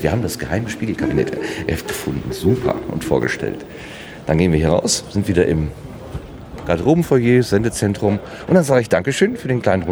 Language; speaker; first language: German; native; German